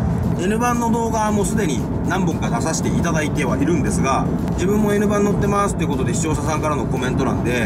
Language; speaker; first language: Japanese; native; Japanese